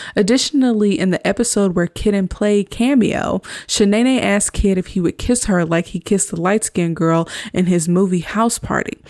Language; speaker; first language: English; native; English